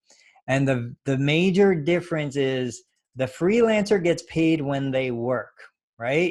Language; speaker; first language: English; native; English